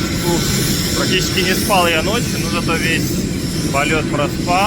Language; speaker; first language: Russian; native; Russian